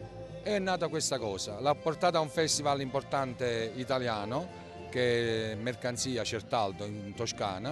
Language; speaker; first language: Italian; native; Italian